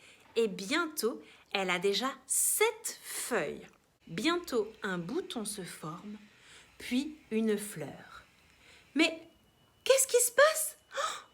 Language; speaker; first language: French; native; French